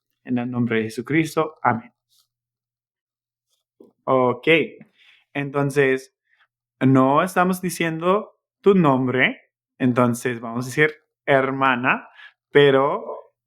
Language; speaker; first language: Spanish; non-native, fluent; English